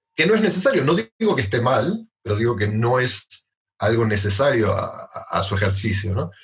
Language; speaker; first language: Spanish; native; Spanish